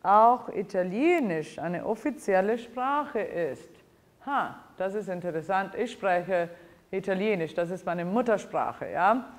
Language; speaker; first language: German; non-native, fluent; English